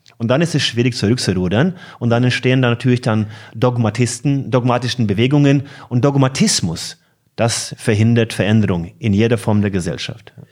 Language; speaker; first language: German; non-native, fluent; Norwegian